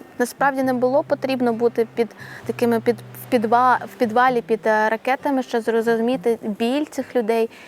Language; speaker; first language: Ukrainian; non-native, local second language; Russian